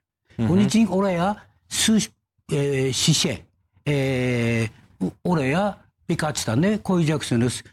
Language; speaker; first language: Turkish; non-native, learner; Japanese